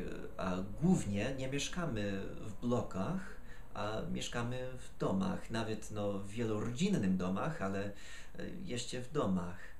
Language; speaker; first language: Polish; non-native, fluent; English